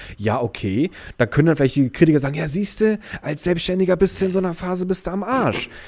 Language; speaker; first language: German; native; German